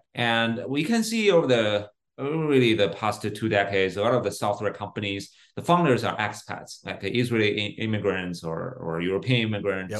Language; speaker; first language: English; non-native, fluent; Chinese